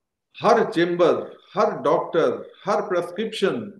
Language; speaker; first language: Hindi; native; Hindi